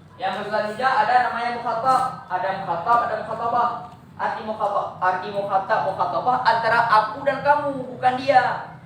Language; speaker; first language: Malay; non-native, local second language; Achinese